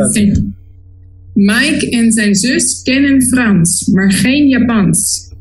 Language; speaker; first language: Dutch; non-native, learner; Spanish